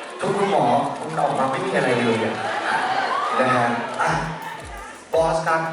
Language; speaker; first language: Thai; native; Thai